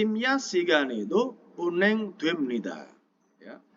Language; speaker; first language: Korean; non-native, fluent; Indonesian